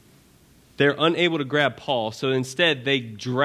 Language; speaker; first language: English; native; English